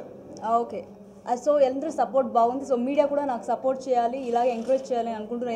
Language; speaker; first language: Telugu; non-native, fluent; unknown